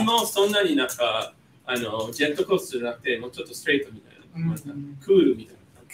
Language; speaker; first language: Japanese; non-native, fluent; English